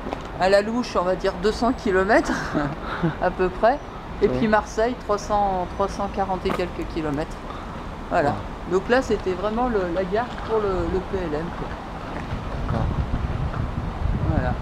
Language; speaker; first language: French; native; French